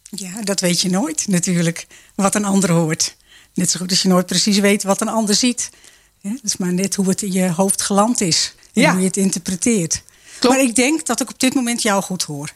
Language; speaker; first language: Dutch; native; Dutch